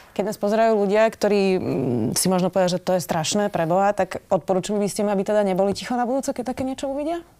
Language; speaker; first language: Slovak; native; Slovak